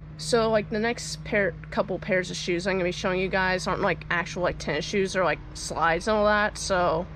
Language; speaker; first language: English; native; English